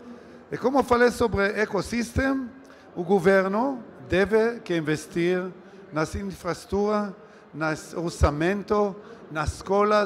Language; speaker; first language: Portuguese; non-native, learner; Hebrew